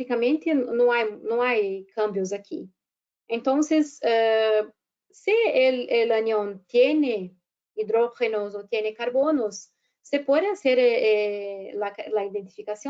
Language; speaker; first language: Spanish; non-native, fluent; Portuguese